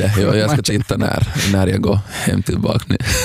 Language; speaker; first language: Swedish; non-native, local second language; Somali